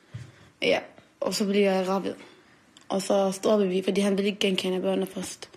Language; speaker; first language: Danish; non-native, learner; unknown